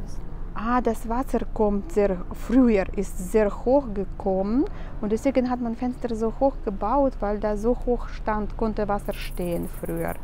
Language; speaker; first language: German; non-native, fluent; Russian